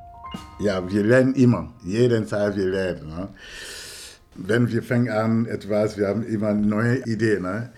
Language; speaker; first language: German; non-native, learner; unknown